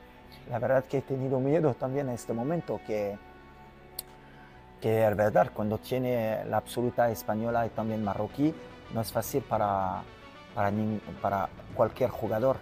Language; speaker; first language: Spanish; non-native, fluent; French